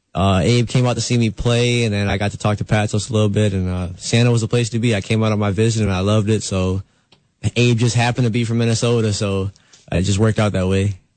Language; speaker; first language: English; native; English